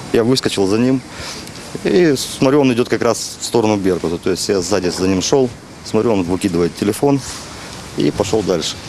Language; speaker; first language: Russian; native; Russian